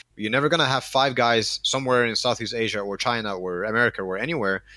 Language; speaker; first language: English; non-native, fluent; Danish